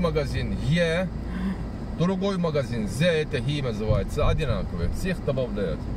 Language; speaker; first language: Russian; non-native, learner; Turkish